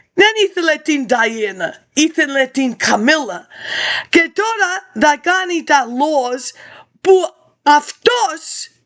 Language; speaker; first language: Greek; early bilingual, heritage; English